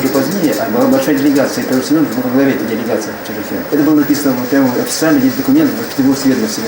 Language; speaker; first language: Russian; native; Russian